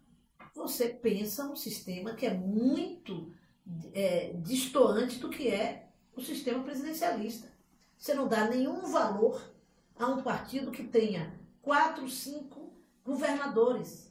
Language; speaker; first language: Portuguese; native; Portuguese